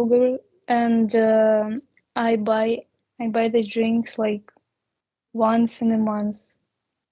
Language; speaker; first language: English; non-native, learner; Russian